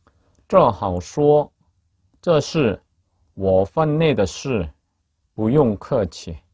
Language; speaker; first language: Chinese; non-native, fluent; Korean